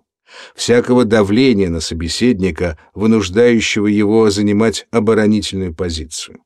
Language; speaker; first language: Russian; native; Russian